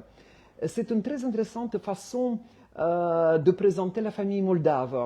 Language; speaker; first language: French; non-native, fluent; Romanian